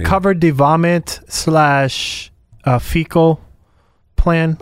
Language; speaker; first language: English; native; English